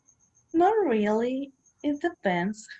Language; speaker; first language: English; non-native, learner; Spanish